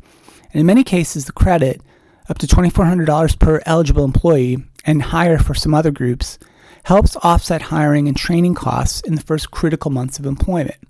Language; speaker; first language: English; native; English